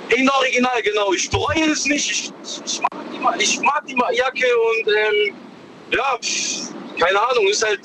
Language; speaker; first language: German; non-native, fluent; Chinese